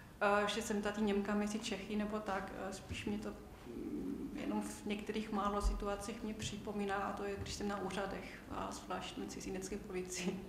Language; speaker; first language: Czech; non-native, fluent; German